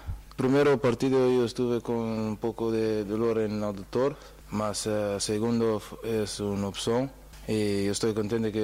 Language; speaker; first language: Spanish; non-native, learner; Portuguese